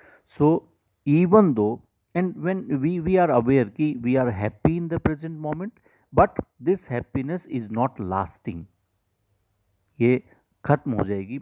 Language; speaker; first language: English; non-native, local second language; Hindi